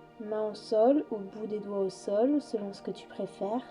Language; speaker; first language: French; native; French